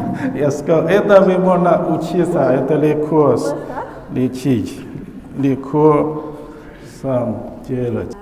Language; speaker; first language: Russian; non-native, learner; Chinese